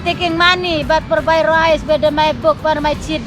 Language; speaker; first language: English; non-native, learner; Sasak